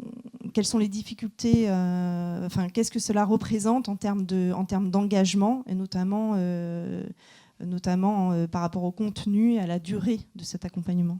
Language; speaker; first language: French; native; French